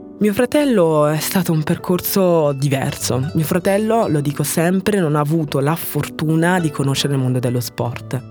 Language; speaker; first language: Italian; early bilingual, other home language; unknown